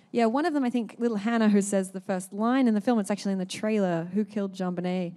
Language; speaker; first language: English; native; English